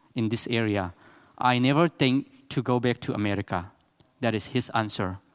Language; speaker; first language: English; non-native, learner; Burmese